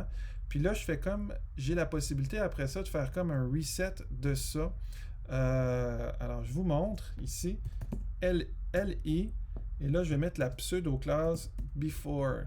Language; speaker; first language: French; native; French